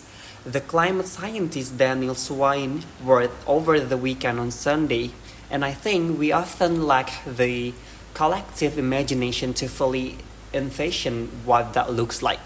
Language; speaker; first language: English; non-native, learner; Indonesian